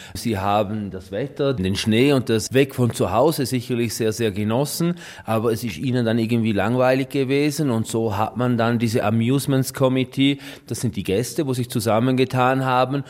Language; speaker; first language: German; native; German